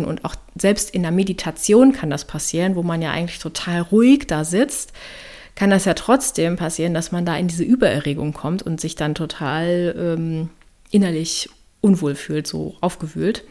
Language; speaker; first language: German; native; German